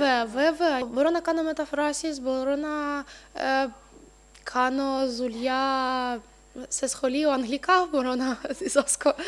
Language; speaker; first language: Greek; non-native, fluent; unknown